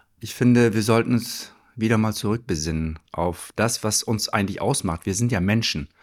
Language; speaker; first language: German; early bilingual, other home language; Turkish